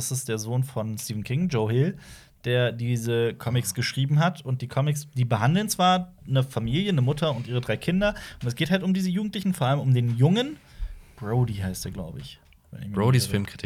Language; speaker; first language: German; native; German